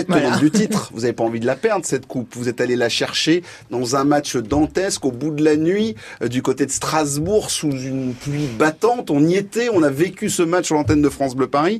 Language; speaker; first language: French; native; French